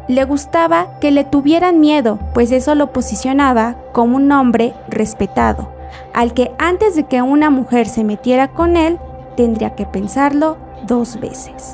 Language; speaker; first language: Spanish; native; Spanish